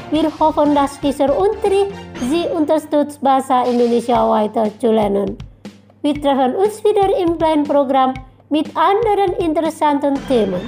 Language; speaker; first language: German; non-native, fluent; Indonesian